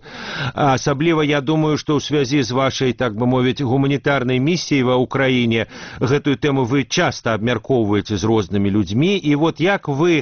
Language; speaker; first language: Belarusian; native; Belarusian